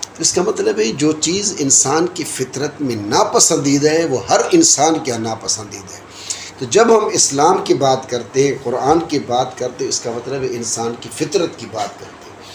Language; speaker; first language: Urdu; non-native, local second language; Sindhi